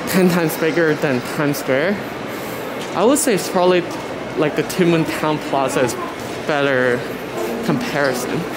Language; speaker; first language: English; non-native, local second language; Cantonese